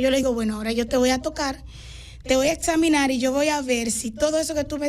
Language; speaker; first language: Spanish; native; Spanish